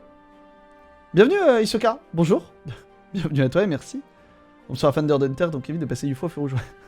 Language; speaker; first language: French; native; French